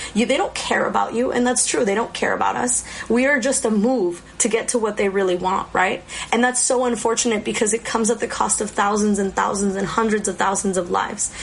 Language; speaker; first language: English; early bilingual, other home language; Spanish